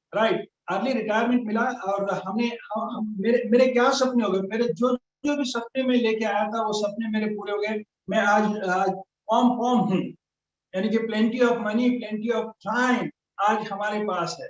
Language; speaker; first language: Hindi; native; Hindi